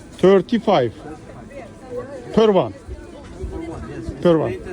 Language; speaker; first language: English; non-native, learner; Turkish